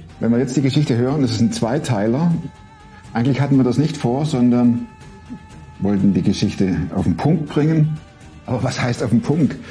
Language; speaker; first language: German; native; German